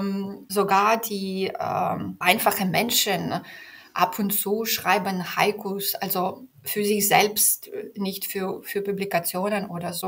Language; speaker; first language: German; non-native, fluent; Belarusian